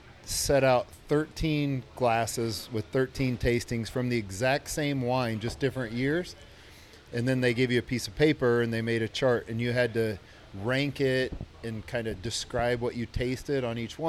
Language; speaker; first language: English; native; English